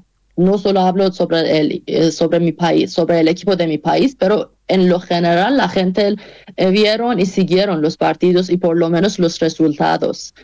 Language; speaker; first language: Spanish; non-native, fluent; Persian